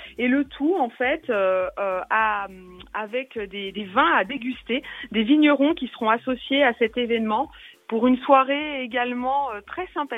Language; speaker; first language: French; native; French